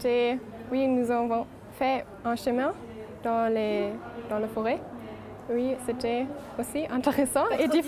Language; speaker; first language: French; non-native, learner; German